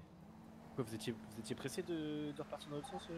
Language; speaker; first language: French; native; French